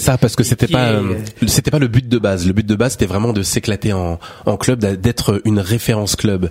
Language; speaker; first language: French; native; French